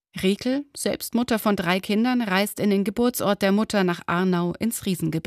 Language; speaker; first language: German; native; German